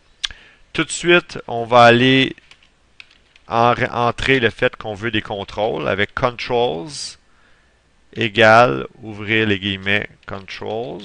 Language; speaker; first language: French; native; French